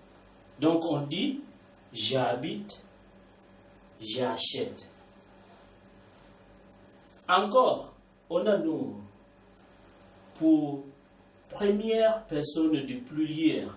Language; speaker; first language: French; non-native, learner; Swahili